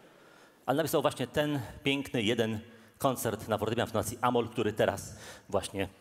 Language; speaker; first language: Polish; native; Polish